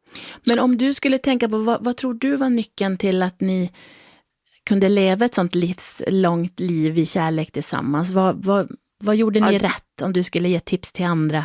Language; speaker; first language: Swedish; native; Swedish